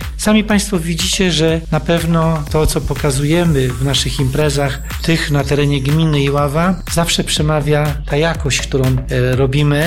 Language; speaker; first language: Polish; native; Polish